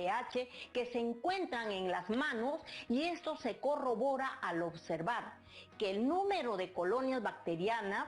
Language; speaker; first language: Spanish; native; Spanish